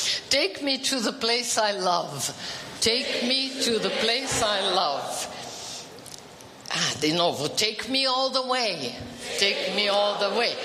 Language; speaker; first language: English; non-native, fluent; Portuguese